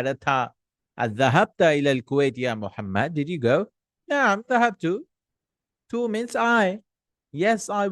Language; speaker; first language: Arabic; non-native, fluent; Urdu